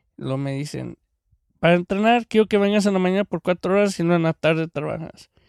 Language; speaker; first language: Spanish; early bilingual, heritage; Spanish